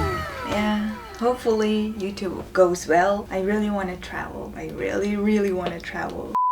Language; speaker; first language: English; non-native, fluent; Mongolian